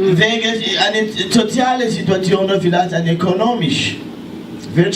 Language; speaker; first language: German; non-native, learner; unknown